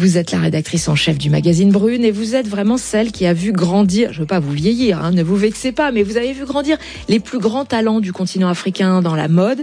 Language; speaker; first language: French; native; French